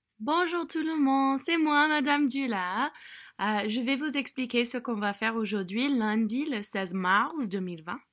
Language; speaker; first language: French; non-native, fluent; English